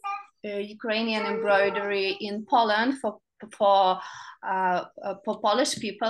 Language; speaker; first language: English; non-native, learner; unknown